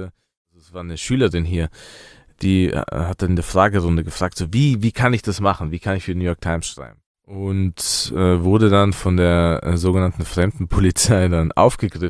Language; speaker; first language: German; early bilingual, other home language; Persian